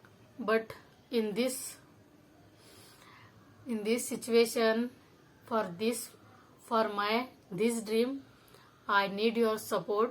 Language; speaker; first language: English; non-native, local second language; Marathi